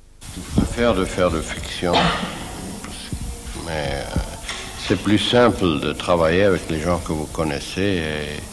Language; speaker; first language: French; non-native, fluent; Swiss German